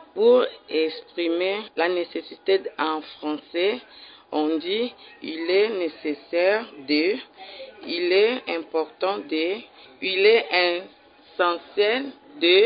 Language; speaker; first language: French; non-native, learner; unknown